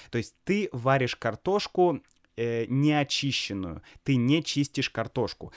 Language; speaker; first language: Russian; native; Russian